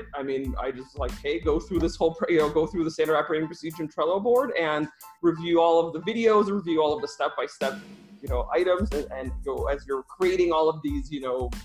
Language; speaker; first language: English; early bilingual, other home language; Russian